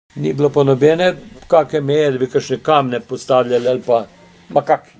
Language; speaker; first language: Slovenian; native; Slovenian